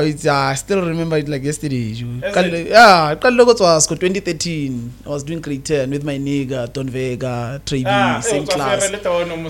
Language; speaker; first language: English; non-native, local second language; Xhosa